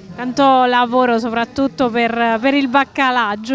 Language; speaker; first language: Italian; native; Italian